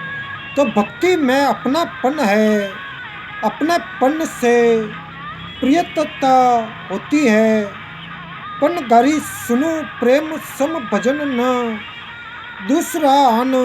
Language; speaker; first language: Hindi; native; Hindi